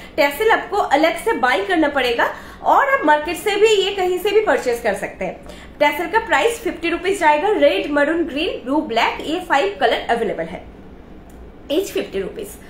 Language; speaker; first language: Hindi; non-native, local second language; Bangla